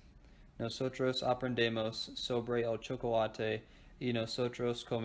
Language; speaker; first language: Spanish; non-native, learner; English